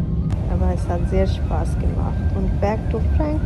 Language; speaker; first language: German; non-native, learner; Urdu